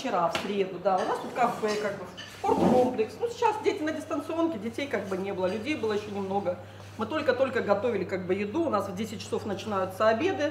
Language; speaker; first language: Russian; native; Russian